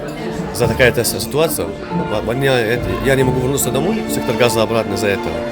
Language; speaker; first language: Russian; non-native, fluent; Arabic